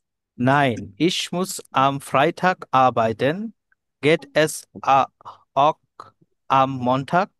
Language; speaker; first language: German; non-native, learner; Bangla